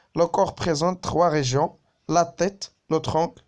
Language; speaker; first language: French; non-native, local second language; Arabic